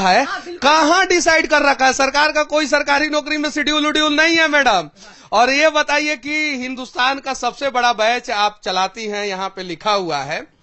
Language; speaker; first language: Hindi; native; Hindi